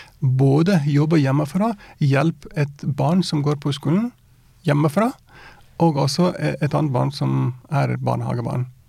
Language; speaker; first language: Norwegian; non-native, fluent; Persian